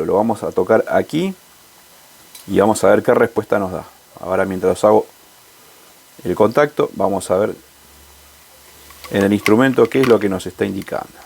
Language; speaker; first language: Spanish; native; Spanish